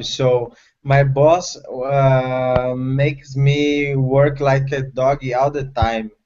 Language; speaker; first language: English; non-native, learner; Spanish